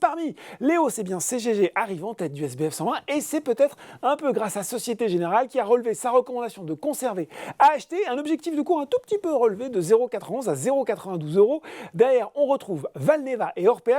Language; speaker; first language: French; native; French